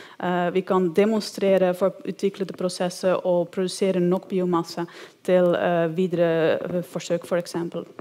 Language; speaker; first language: Norwegian; non-native, fluent; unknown